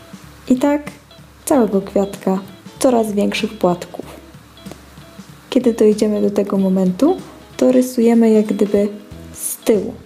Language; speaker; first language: Polish; native; Polish